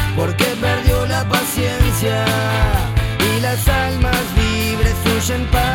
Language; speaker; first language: Spanish; native; Spanish